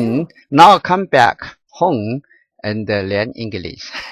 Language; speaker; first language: English; non-native, learner; Chinese